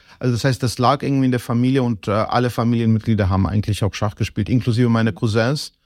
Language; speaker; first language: German; non-native, fluent; Georgian